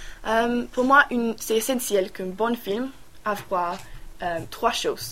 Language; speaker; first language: French; non-native, learner; English